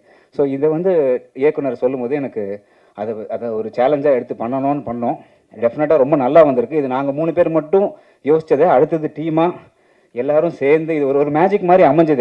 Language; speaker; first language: Tamil; native; Tamil